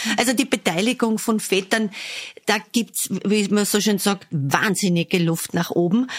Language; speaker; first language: German; native; German